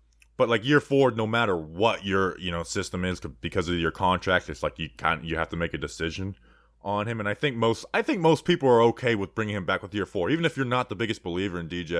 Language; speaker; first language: English; native; English